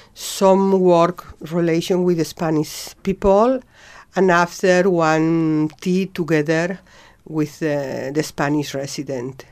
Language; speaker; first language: English; non-native, learner; Spanish